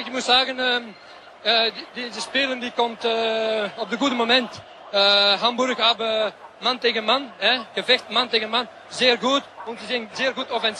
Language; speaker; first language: German; non-native, learner; Dutch